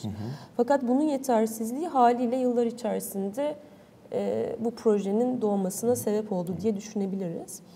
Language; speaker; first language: Turkish; native; Turkish